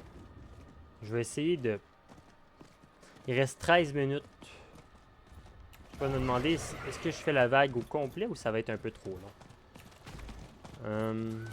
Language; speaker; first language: French; native; French